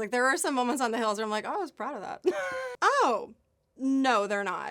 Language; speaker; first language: English; native; English